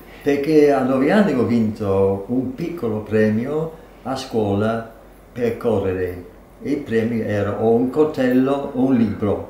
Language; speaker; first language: Italian; non-native, fluent; English